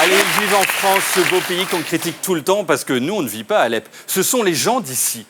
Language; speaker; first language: French; native; French